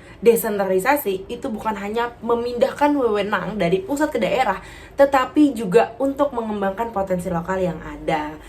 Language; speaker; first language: Indonesian; native; Indonesian